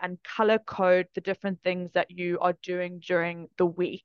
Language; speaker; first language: English; native; English